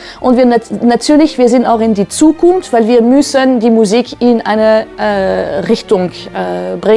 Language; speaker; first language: German; non-native, fluent; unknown